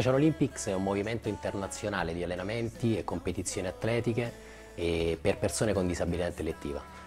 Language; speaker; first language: Italian; native; Italian